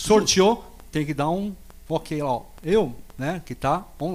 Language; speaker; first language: Portuguese; native; Portuguese